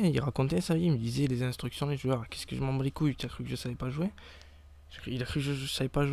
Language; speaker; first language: French; native; French